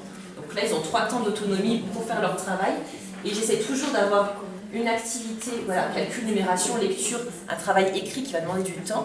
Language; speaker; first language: French; native; French